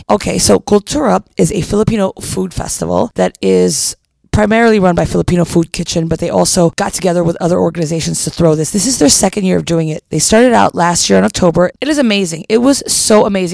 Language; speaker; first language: English; non-native, local second language; Filipino